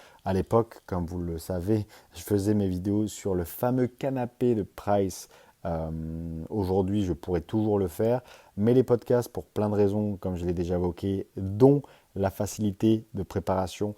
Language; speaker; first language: French; native; French